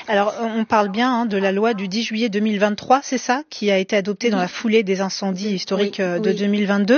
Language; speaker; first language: French; native; French